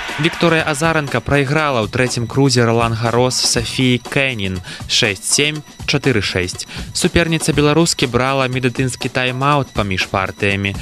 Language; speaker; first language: Belarusian; native; Belarusian